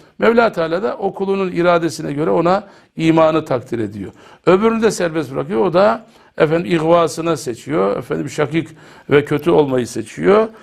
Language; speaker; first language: Turkish; native; Turkish